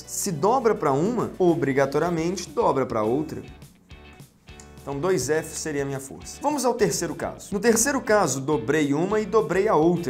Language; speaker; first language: Portuguese; native; Portuguese